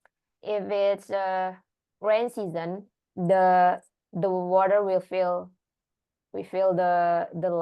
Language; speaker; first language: English; non-native, learner; Indonesian